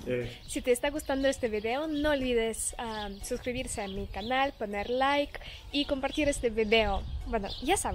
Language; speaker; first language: Spanish; non-native, fluent; Russian